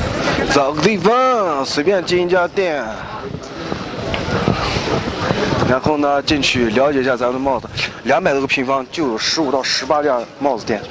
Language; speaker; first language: Chinese; native; Chinese